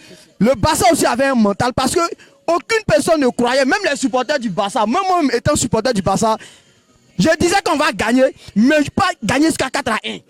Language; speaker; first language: French; non-native, local second language; Wolof